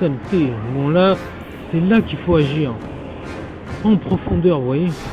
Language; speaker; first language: French; native; French